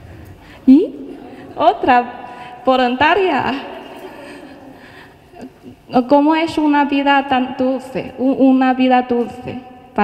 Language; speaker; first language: Spanish; non-native, fluent; Chinese